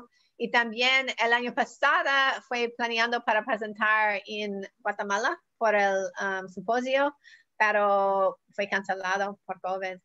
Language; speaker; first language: Spanish; non-native, learner; English